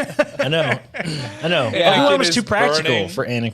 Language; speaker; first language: English; native; English